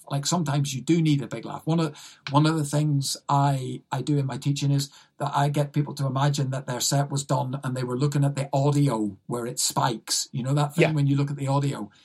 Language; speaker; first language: English; native; English